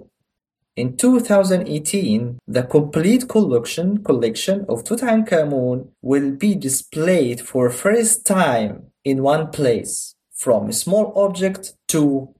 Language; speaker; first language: English; non-native, learner; Arabic